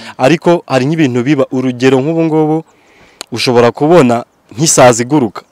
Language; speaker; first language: Kinyarwanda; native; Kinyarwanda